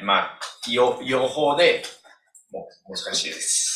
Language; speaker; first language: Japanese; non-native, learner; Portuguese